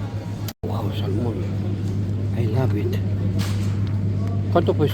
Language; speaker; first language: Spanish; non-native, learner; Filipino